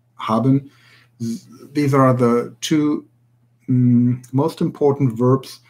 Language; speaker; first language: English; non-native, fluent; German